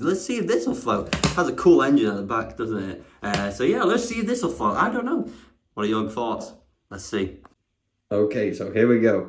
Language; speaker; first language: English; native; English